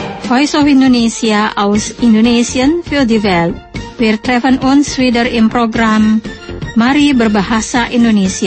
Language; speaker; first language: German; non-native, fluent; Indonesian